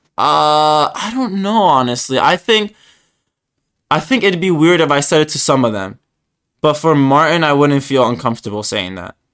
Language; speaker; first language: English; early bilingual, other home language; Spanish